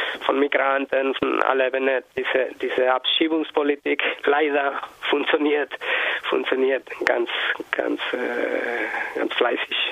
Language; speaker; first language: German; non-native, learner; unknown